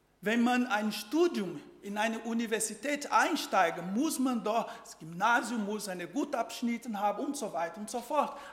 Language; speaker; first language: German; non-native, fluent; Portuguese